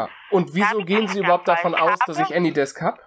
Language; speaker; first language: German; native; German